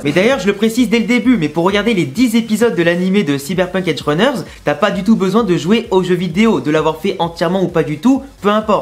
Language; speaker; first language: French; native; French